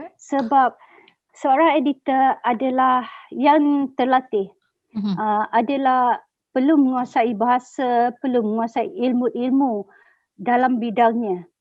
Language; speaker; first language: Malay; native; Malay